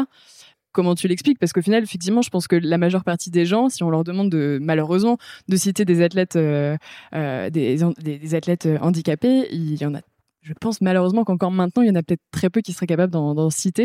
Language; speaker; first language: French; native; French